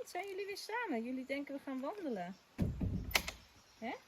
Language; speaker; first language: Dutch; native; Dutch